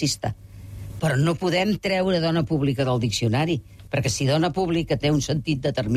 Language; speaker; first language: Catalan; native; Catalan